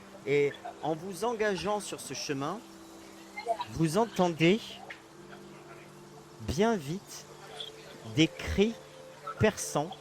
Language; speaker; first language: French; native; French